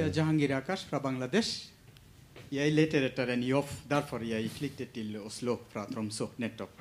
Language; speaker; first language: Norwegian; non-native, learner; Bangla